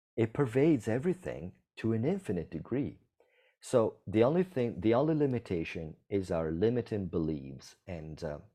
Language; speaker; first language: English; non-native, fluent; Italian